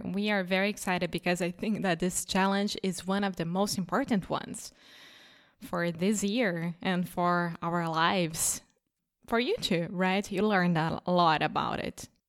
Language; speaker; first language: English; non-native, fluent; Portuguese